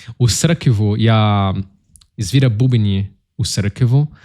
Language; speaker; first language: Bosnian; non-native, learner; Portuguese